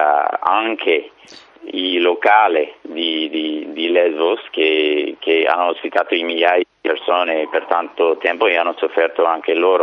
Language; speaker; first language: Italian; non-native, fluent; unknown